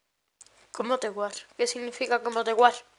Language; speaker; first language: Spanish; native; Spanish